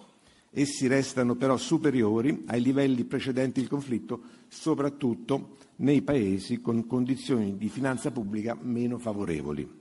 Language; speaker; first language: Italian; native; Italian